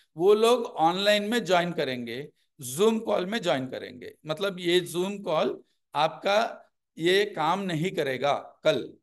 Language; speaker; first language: Hindi; non-native, local second language; Telugu